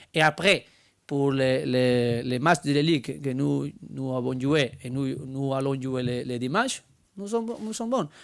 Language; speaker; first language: French; non-native, learner; Spanish